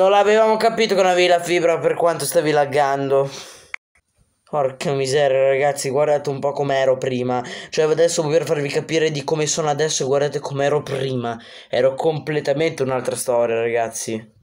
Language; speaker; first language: Italian; native; Italian